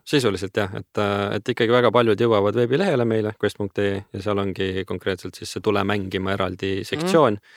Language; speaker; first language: Estonian; native; Estonian